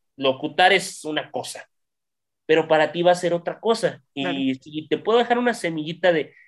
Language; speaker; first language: Spanish; native; Spanish